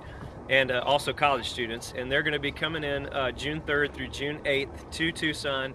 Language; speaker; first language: English; native; English